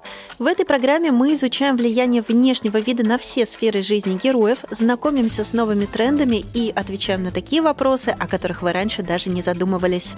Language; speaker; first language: Russian; native; Russian